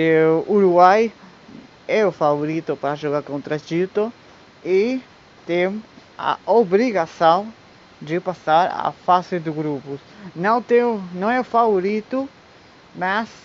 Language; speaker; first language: Portuguese; non-native, learner; Spanish